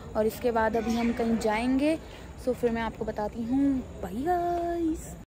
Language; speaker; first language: Hindi; native; Hindi